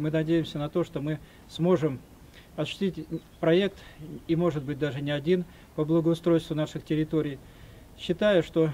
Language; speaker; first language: Russian; native; Russian